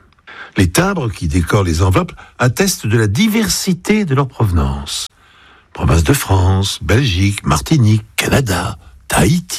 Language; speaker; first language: French; native; French